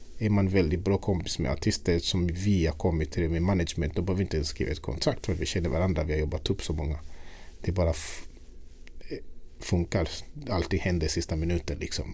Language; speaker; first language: Swedish; non-native, fluent; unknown